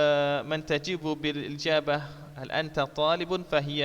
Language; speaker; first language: Arabic; non-native, fluent; Indonesian